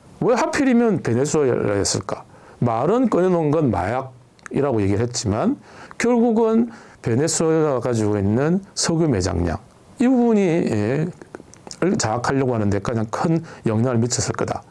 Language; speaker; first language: Korean; native; Korean